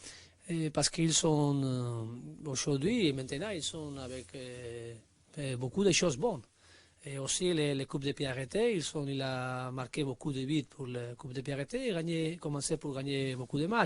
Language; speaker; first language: French; non-native, learner; Spanish